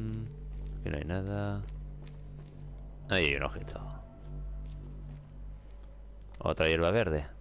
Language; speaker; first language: Spanish; native; Spanish